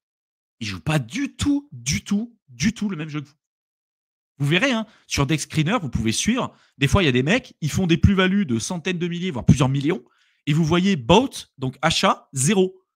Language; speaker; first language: French; native; French